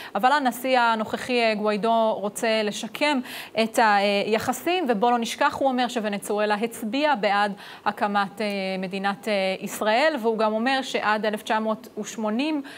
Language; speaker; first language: Hebrew; native; Hebrew